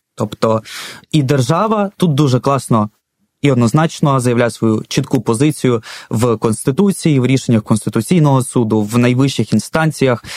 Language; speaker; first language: Ukrainian; non-native, local second language; Russian